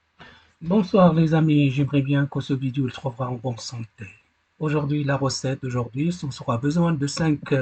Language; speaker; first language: French; non-native, learner; Arabic